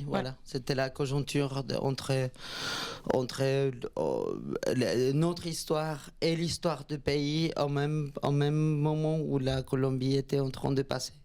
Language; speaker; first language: French; non-native, fluent; Spanish